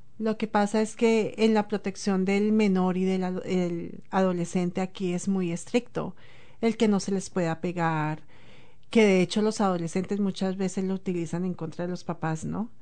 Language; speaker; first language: Spanish; native; Spanish